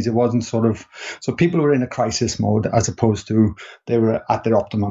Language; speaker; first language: English; native; English